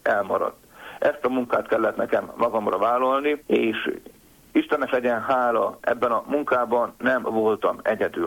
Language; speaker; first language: Hungarian; native; Hungarian